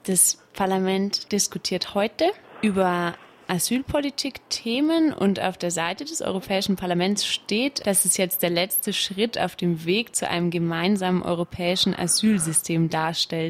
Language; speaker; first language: German; native; German